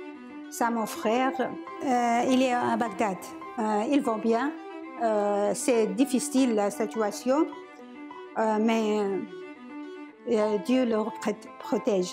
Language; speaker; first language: French; non-native, learner; Arabic